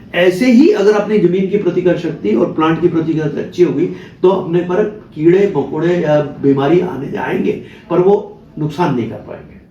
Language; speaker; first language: Hindi; non-native, local second language; Marathi